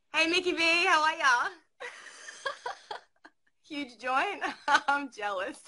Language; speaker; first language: English; native; English